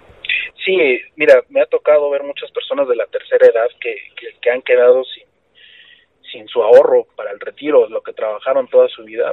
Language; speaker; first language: Spanish; native; Spanish